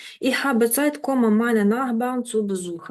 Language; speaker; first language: German; non-native, fluent; Ukrainian